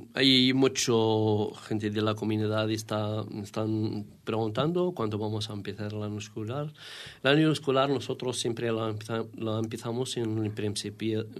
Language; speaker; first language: Spanish; non-native, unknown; Arabic